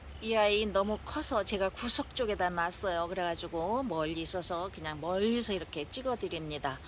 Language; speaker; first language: Korean; native; Korean